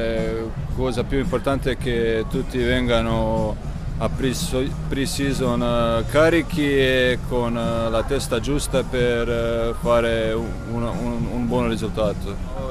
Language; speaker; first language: Italian; non-native, fluent; Croatian